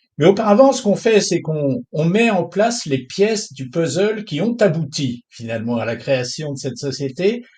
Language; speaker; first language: French; native; French